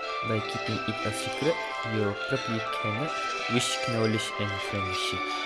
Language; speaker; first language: English; non-native, local second language; Malay